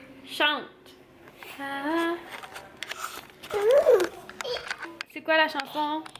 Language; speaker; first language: French; native; French